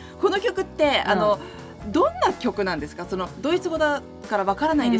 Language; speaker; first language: Japanese; native; Japanese